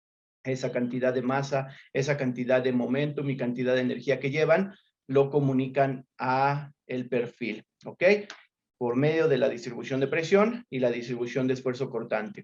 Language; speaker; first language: Spanish; native; Spanish